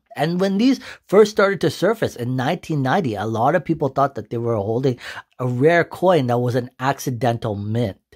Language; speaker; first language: English; native; English